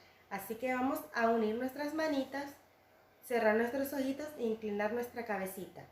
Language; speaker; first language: Spanish; native; Spanish